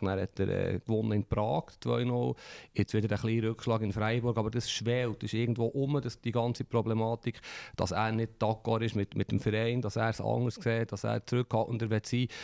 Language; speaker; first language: German; native; German